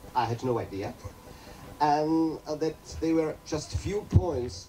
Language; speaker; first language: English; non-native, fluent; Czech